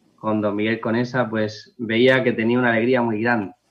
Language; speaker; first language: Spanish; native; Spanish